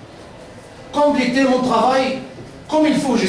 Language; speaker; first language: French; non-native, fluent; Arabic